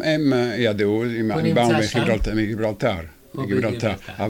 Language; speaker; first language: Hebrew; non-native, fluent; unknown